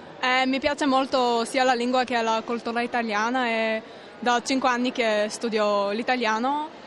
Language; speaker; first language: Italian; non-native, fluent; Bulgarian